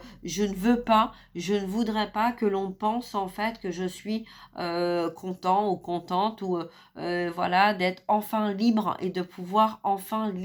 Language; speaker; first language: French; native; French